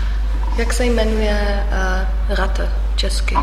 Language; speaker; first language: Czech; non-native, fluent; German